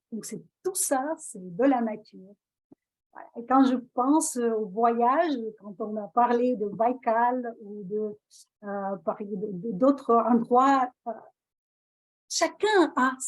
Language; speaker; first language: French; non-native, fluent; Russian